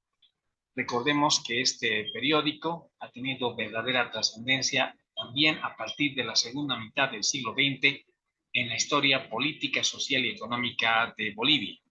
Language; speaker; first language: Spanish; native; Spanish